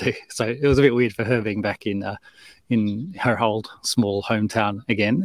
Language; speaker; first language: English; native; English